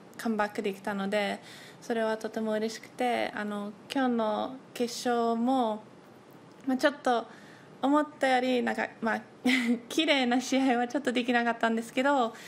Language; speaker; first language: Japanese; early bilingual, heritage; Japanese